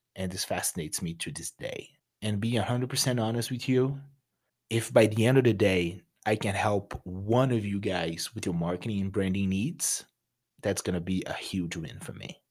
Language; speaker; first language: English; non-native, fluent; Portuguese